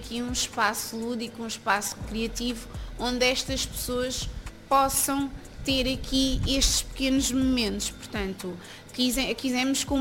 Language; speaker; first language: Portuguese; native; Portuguese